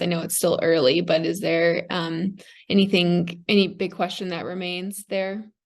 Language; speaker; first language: English; native; English